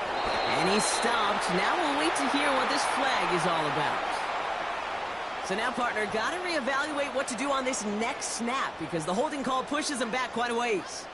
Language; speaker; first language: English; native; English